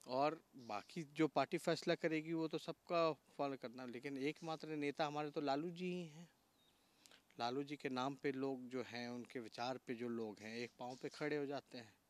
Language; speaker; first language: Hindi; native; Hindi